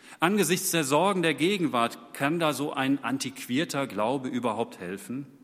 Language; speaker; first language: German; native; German